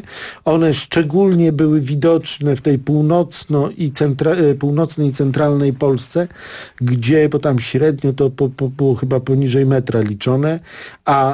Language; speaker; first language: Polish; native; Polish